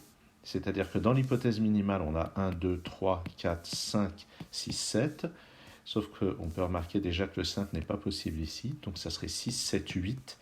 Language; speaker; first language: French; native; French